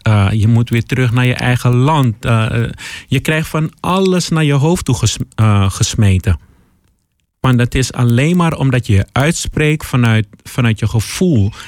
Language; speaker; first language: Dutch; early bilingual, other home language; Papiamento